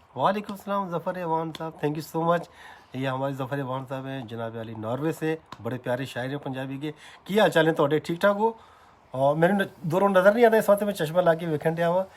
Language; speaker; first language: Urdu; non-native, local second language; Punjabi